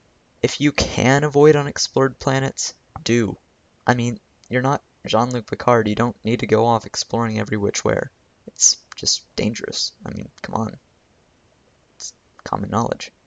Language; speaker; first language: English; native; English